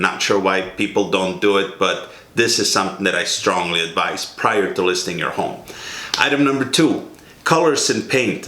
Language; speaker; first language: English; native; English